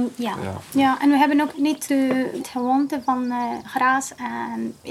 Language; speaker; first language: Dutch; non-native, learner; Greek